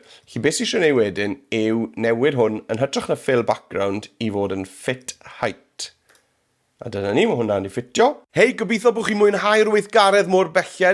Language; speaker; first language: Welsh; native; Welsh